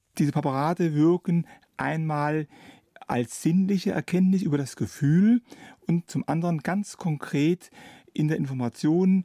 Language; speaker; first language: German; native; German